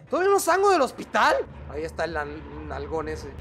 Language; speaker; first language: Spanish; native; Spanish